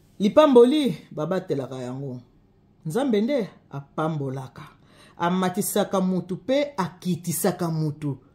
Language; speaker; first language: Lingala; native; Lingala